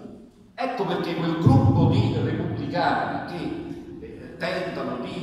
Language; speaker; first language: Italian; native; Italian